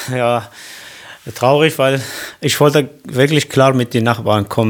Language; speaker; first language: German; non-native, learner; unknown